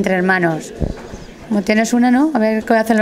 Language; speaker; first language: Spanish; native; Spanish